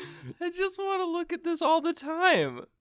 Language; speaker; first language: English; native; English